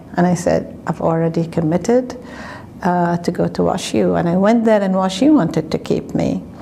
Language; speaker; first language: English; non-native, fluent; Arabic